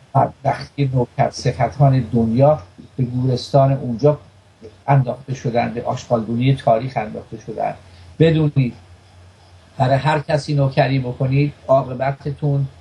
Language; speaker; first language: Persian; native; Persian